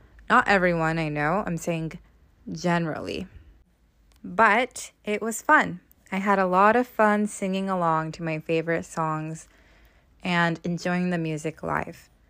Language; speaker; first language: English; native; English